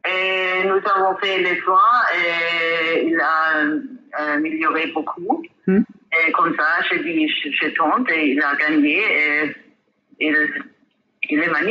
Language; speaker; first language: French; non-native, fluent; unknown